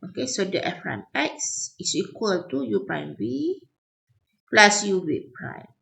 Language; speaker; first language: English; non-native, local second language; Malay